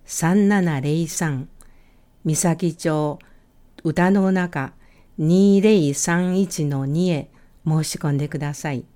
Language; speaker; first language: Japanese; native; Japanese